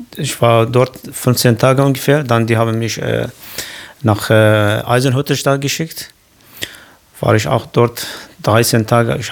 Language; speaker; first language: German; non-native, learner; Kurdish